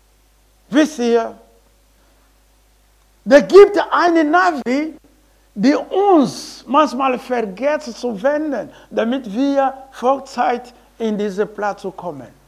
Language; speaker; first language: German; non-native, learner; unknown